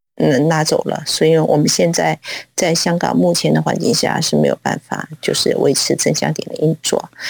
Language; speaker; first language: Chinese; non-native, local second language; Cantonese